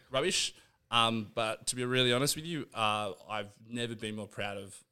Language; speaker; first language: English; native; English